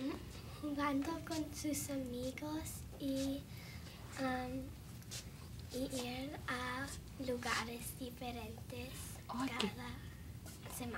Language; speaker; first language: Spanish; non-native, learner; English